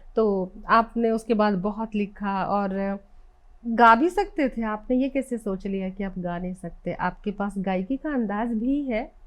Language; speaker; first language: Hindi; native; Hindi